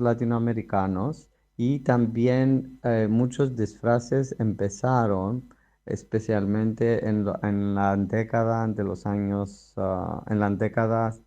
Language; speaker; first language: Spanish; non-native, fluent; Greek